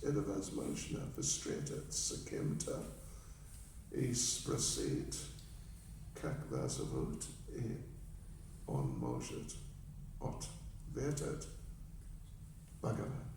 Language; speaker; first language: Russian; non-native, learner; English